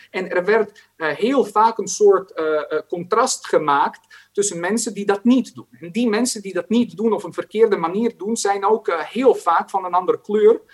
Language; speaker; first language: Dutch; non-native, fluent; Croatian